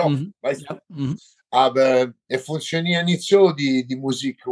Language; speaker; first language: German; non-native, learner; Italian